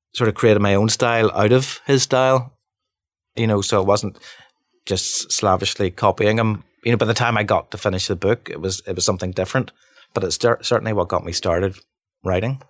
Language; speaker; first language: English; native; English